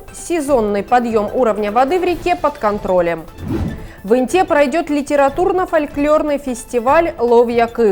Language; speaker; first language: Russian; native; Russian